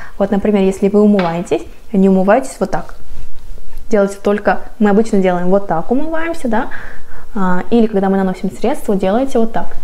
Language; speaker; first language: Russian; non-native, fluent; Korean